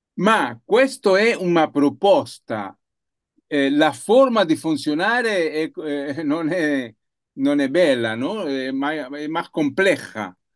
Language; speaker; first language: Italian; non-native, learner; Spanish